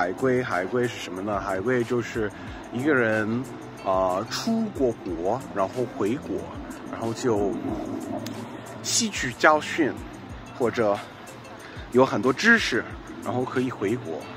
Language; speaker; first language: Chinese; non-native, fluent; English